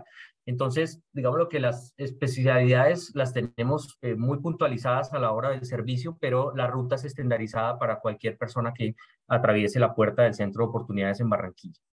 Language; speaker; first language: Spanish; native; Spanish